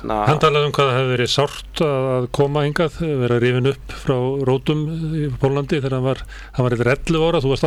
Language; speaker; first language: Icelandic; native; Icelandic